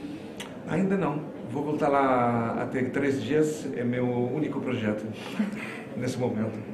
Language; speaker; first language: Portuguese; non-native, fluent; French